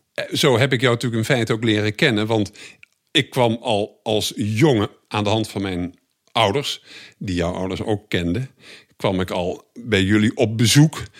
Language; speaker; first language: Dutch; native; Dutch